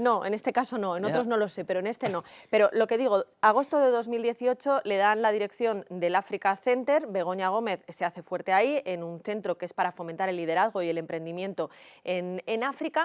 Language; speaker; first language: Spanish; native; Spanish